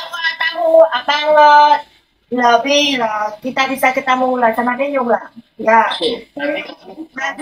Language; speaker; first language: Indonesian; non-native, learner; Vietnamese